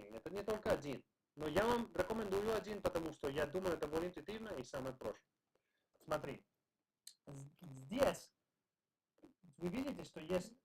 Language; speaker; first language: Russian; non-native, learner; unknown